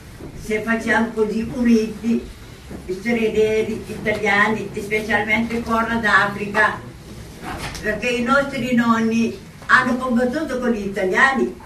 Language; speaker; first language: Italian; non-native, local second language; Somali